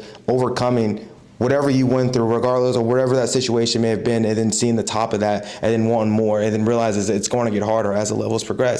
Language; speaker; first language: English; native; English